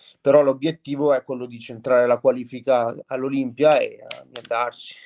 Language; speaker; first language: Italian; native; Italian